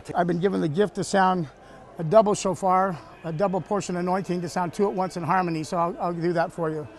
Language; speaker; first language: English; native; English